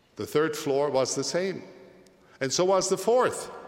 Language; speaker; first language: English; early bilingual, other home language; German